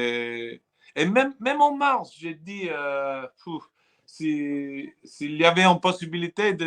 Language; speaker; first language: French; non-native, fluent; English